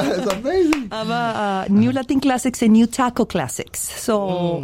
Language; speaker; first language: English; non-native, fluent; Spanish